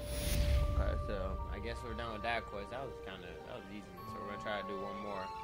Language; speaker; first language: English; native; English